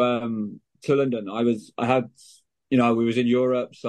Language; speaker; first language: English; native; English